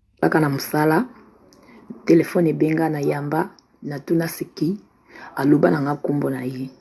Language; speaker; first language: Lingala; non-native, fluent; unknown